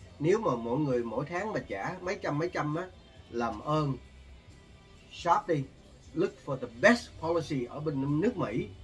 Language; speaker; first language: Vietnamese; early bilingual, heritage; Vietnamese